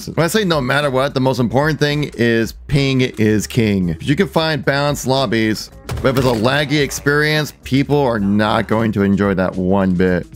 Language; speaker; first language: English; native; English